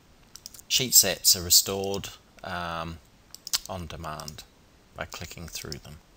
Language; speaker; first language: English; native; English